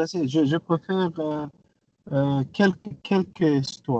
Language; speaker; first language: French; non-native, learner; Arabic